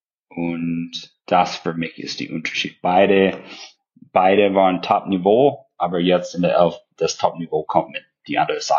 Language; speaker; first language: German; non-native, fluent; English